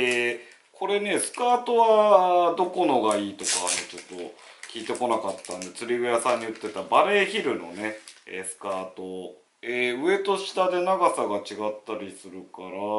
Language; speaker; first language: Japanese; native; Japanese